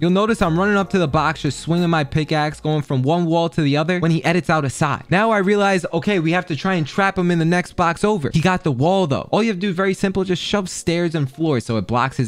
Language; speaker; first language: English; native; English